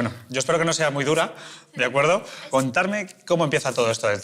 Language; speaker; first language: Spanish; native; Spanish